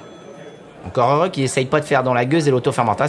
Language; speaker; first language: French; native; French